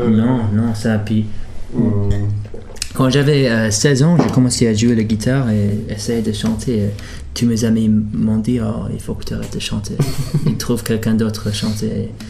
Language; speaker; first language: French; early bilingual, heritage; English